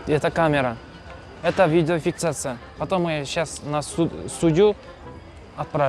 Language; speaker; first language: Russian; non-native, local second language; Kazakh